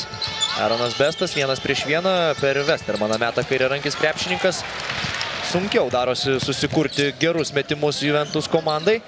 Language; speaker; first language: Lithuanian; native; Lithuanian